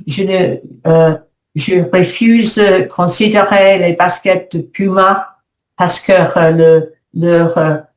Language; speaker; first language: French; non-native, learner; English